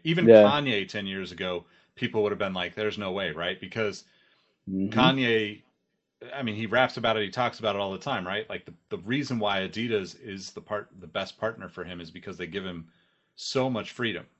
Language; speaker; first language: English; native; English